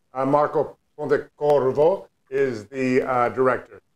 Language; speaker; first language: English; native; English